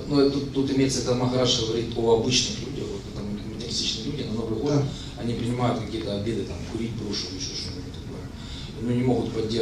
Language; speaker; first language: Russian; native; Russian